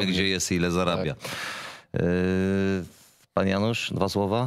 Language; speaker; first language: Polish; native; Polish